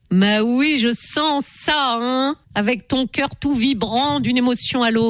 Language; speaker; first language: French; native; French